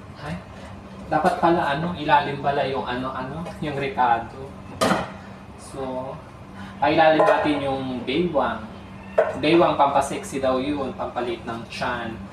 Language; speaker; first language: Filipino; non-native, local second language; Iloko